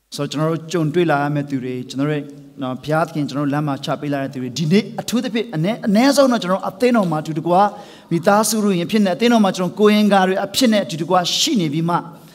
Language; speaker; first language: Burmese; non-native, local second language; Tedim Chin